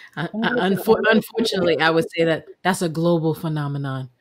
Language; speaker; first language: English; native; English